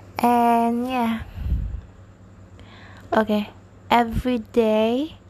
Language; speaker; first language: English; non-native, learner; Indonesian